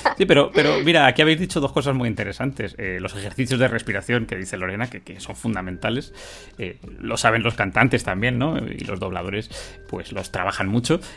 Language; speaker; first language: Spanish; native; Spanish